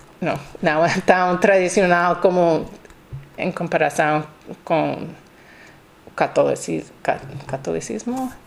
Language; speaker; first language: Portuguese; non-native, learner; English